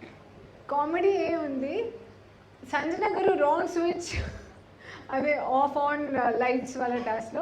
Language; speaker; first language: Telugu; non-native, learner; Hindi